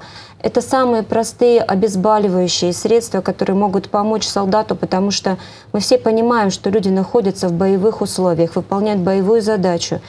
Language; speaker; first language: Russian; native; Russian